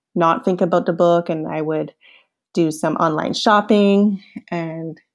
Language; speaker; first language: English; early bilingual, other home language; Cantonese